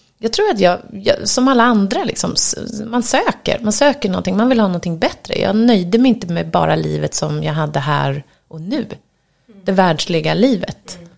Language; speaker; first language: Swedish; native; Swedish